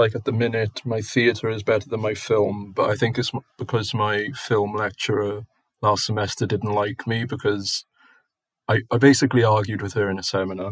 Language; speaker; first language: English; native; English